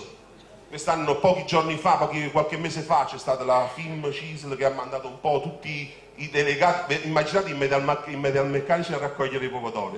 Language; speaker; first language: Italian; native; Italian